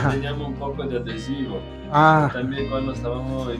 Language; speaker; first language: Spanish; non-native, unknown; Italian